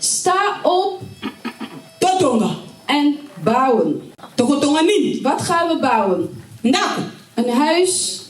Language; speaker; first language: Dutch; non-native, learner; Lingala